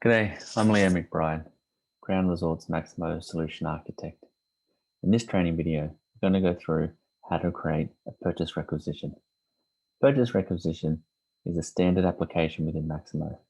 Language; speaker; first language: English; native; English